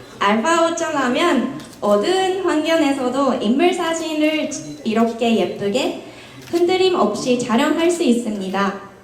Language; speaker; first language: Korean; non-native, fluent; Japanese